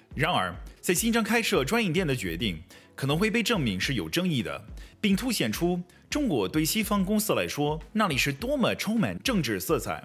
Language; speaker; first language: Chinese; non-native, fluent; English